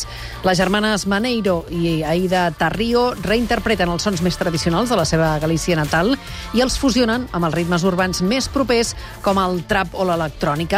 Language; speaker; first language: Catalan; native; Catalan